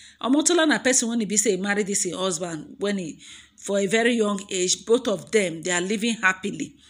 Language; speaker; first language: Nigerian Pidgin; non-native, local second language; Yoruba